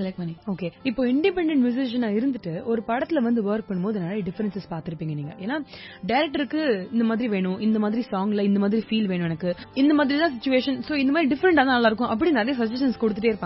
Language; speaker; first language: Tamil; native; Tamil